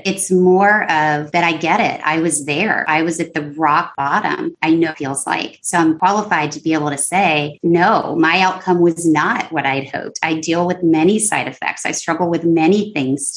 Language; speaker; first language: English; native; English